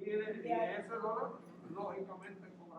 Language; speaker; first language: Spanish; native; Spanish